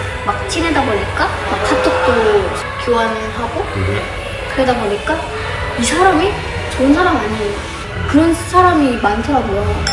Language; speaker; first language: Korean; non-native, fluent; Indonesian